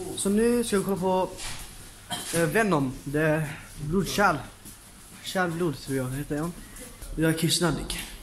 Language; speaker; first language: Swedish; native; Swedish